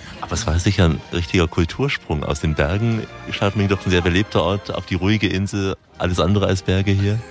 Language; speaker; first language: German; native; German